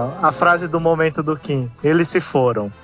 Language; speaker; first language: Portuguese; native; Portuguese